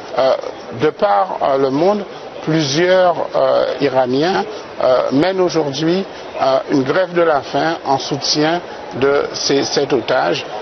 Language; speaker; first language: French; native; French